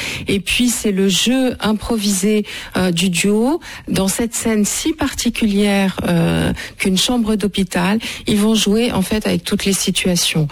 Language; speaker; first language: French; native; French